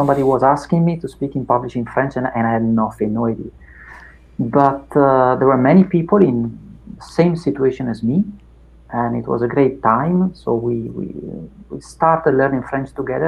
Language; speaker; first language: English; non-native, fluent; Italian